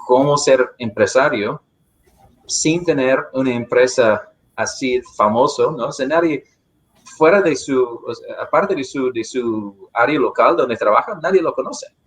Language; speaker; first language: Spanish; non-native, fluent; English